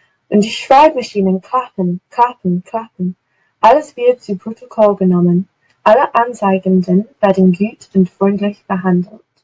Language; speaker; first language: German; non-native, fluent; English